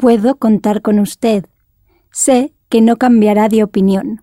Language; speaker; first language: Spanish; non-native, learner; English